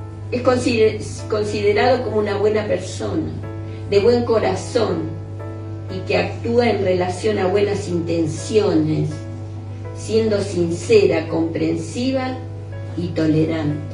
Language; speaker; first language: Spanish; native; Spanish